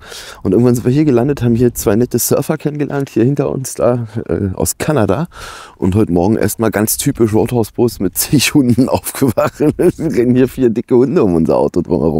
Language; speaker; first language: German; native; German